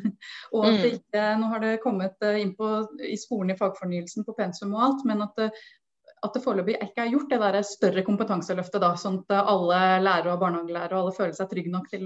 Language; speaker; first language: Norwegian; native; Norwegian